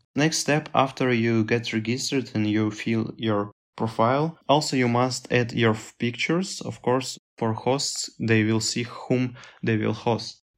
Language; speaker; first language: English; non-native, fluent; Russian